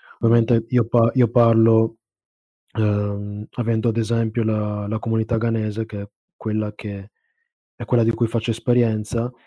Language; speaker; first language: Italian; early bilingual, other home language; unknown